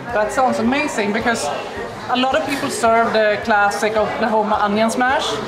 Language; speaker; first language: English; non-native, fluent; Swedish